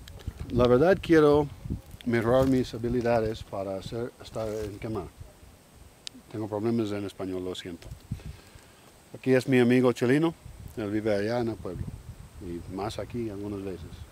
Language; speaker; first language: Spanish; non-native, learner; English